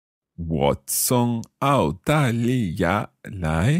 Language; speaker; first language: Chinese; non-native, learner; English